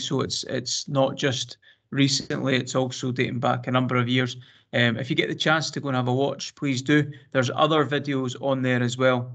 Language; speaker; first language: English; native; English